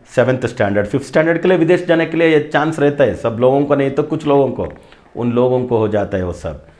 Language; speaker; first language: Hindi; non-native, local second language; Kannada